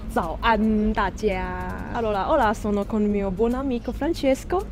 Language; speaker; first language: Italian; non-native, learner; Chinese